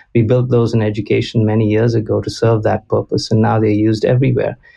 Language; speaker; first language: English; non-native, local second language; Konkani